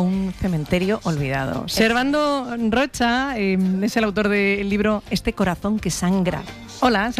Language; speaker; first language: Spanish; native; Spanish